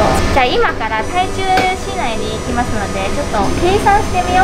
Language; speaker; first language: Japanese; non-native, fluent; Chinese